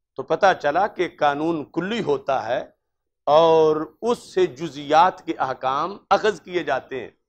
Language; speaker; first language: Urdu; non-native, local second language; Punjabi